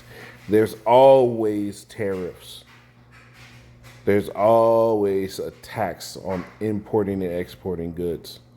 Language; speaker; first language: English; native; English